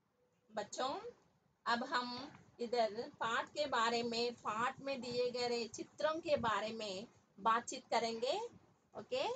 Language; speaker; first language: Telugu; native; Telugu